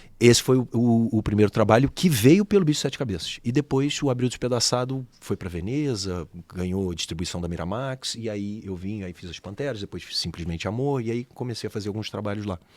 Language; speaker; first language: Portuguese; native; Portuguese